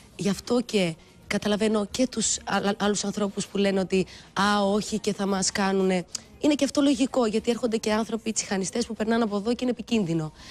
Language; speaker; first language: Greek; early bilingual, other home language; Albanian